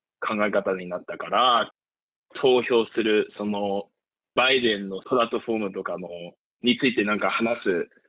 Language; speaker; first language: Japanese; early bilingual, heritage; Japanese